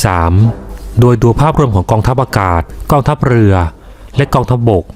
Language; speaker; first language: Thai; native; Thai